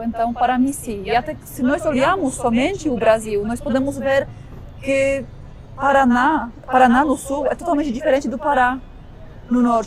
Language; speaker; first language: Portuguese; non-native, fluent; Polish